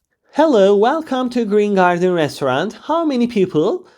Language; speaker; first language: English; non-native, fluent; Turkish